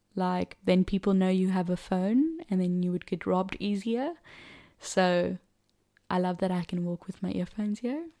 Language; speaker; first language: English; non-native, local second language; Afrikaans